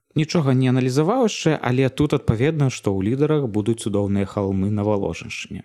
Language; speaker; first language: Belarusian; native; Belarusian